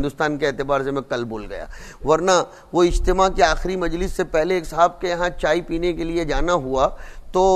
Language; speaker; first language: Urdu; non-native, local second language; Gujarati